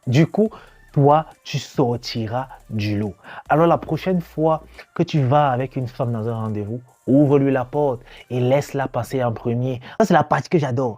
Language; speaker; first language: French; native; French